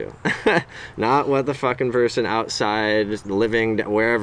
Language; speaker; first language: English; native; English